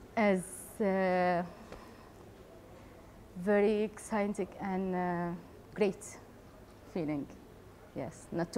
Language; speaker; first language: English; non-native, learner; Arabic